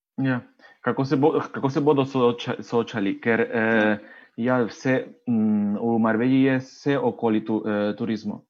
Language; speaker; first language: Slovenian; non-native, fluent; Spanish